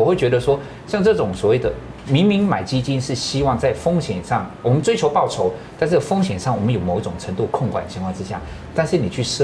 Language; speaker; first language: Chinese; native; Chinese